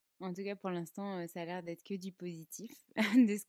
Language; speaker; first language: French; native; French